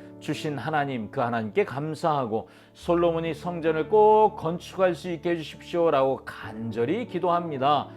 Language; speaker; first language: Korean; native; Korean